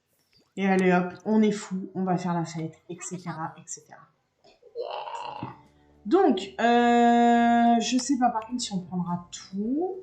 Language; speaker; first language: French; native; French